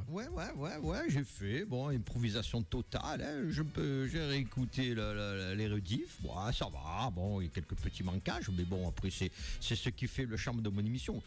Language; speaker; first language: French; native; French